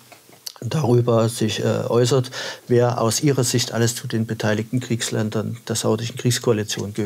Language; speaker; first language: German; native; German